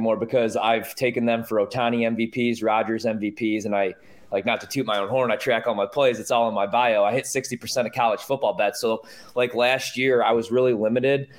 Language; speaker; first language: English; native; English